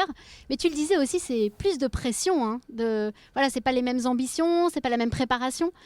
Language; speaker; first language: French; native; French